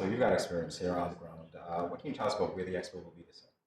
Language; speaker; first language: English; native; English